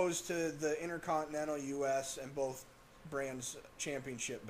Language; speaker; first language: English; native; English